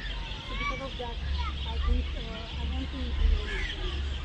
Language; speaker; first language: English; non-native, learner; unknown